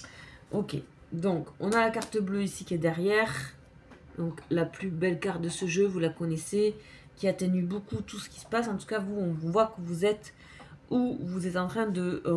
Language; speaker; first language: French; native; French